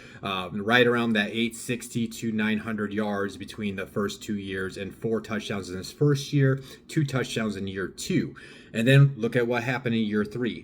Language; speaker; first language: English; native; English